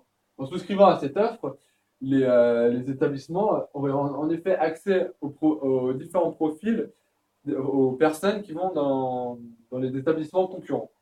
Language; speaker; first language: French; native; French